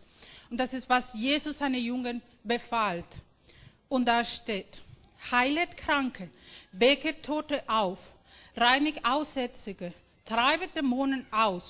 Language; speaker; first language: German; non-native, fluent; Spanish